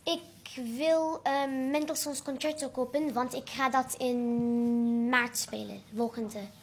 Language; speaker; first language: Dutch; non-native, learner; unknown